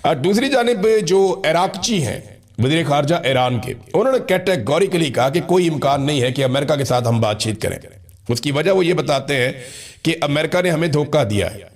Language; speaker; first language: Urdu; non-native, local second language; Punjabi